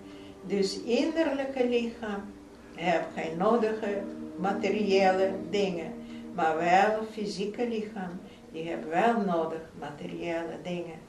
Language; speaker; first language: Dutch; non-native, fluent; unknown